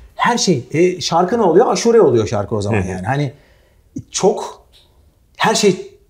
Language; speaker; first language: Turkish; native; Turkish